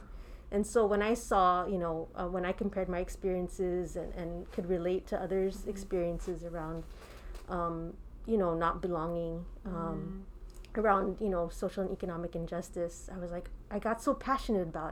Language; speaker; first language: English; native; English